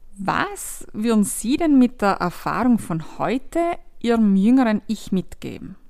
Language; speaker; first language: German; native; German